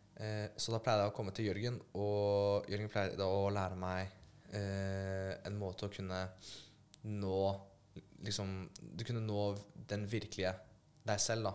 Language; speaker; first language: Norwegian; early bilingual, other home language; Polish